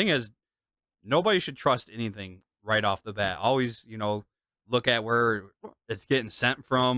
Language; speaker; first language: English; native; English